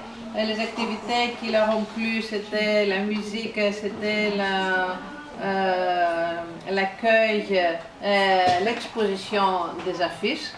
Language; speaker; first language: French; non-native, fluent; Greek